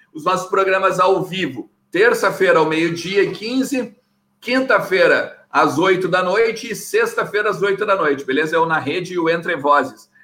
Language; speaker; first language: Portuguese; native; Portuguese